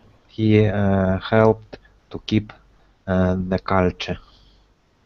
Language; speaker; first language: English; non-native, learner; Russian